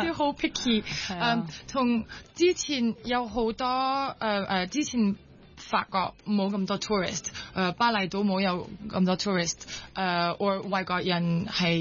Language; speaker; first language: Cantonese; non-native, local second language; French